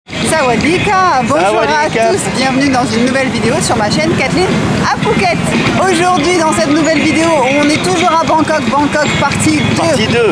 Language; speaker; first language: French; native; French